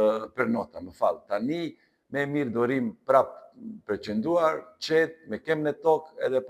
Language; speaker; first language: Albanian; non-native, learner; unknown